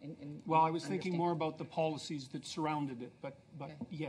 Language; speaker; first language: English; native; English